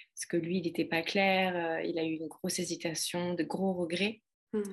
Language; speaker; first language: French; native; French